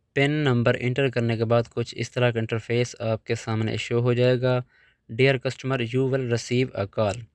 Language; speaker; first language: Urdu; non-native, local second language; Punjabi